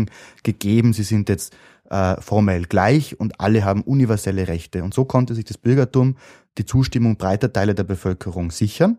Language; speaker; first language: German; native; German